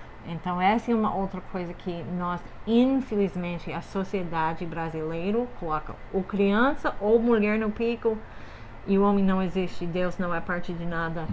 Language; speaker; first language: Portuguese; non-native, fluent; English